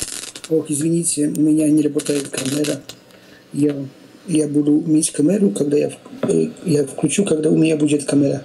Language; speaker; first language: Russian; non-native, learner; Polish